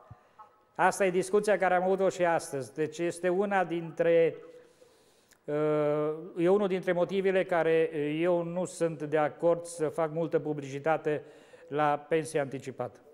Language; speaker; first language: Romanian; native; Romanian